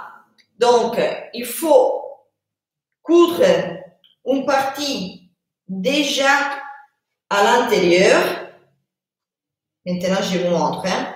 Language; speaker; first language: French; non-native, fluent; Italian